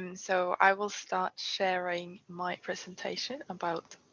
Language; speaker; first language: English; non-native, fluent; Norwegian